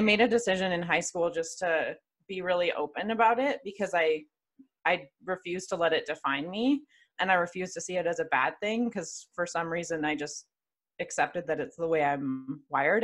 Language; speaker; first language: English; native; English